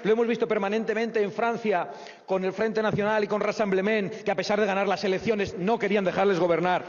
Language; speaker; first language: Spanish; native; Spanish